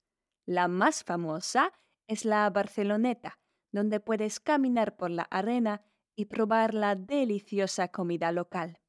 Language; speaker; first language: Spanish; non-native, fluent; Polish